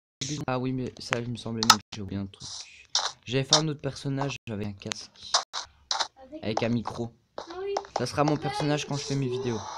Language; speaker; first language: French; native; French